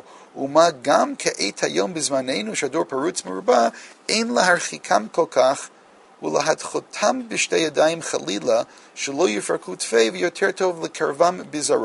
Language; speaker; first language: Hebrew; non-native, fluent; English